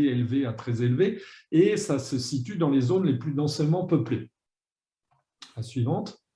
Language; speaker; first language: French; native; French